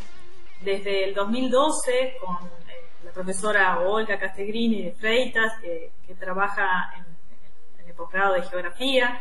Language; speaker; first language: Spanish; native; Spanish